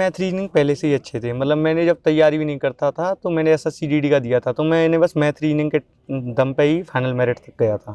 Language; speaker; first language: Hindi; native; Hindi